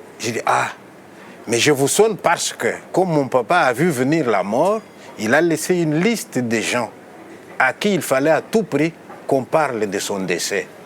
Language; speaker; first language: French; non-native, local second language; Luba-Lulua